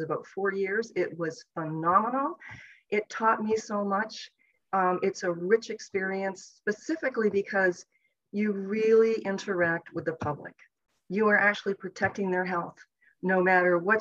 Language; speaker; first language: English; native; English